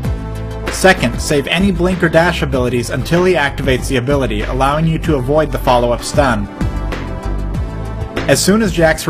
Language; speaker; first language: English; native; English